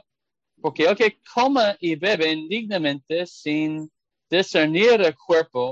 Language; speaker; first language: Spanish; non-native, fluent; English